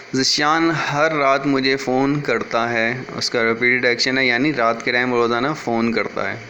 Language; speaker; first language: Urdu; native; Urdu